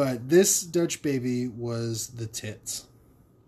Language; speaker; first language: English; native; English